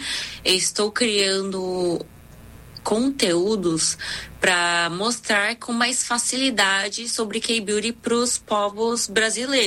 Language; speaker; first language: Portuguese; early bilingual, other home language; Korean